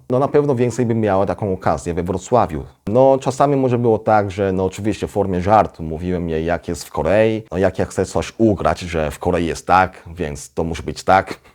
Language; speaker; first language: Polish; non-native, fluent; Korean